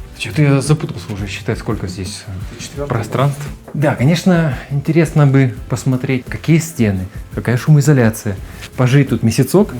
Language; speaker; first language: Russian; native; Russian